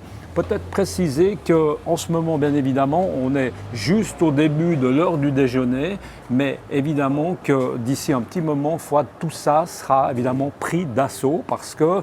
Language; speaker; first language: French; native; French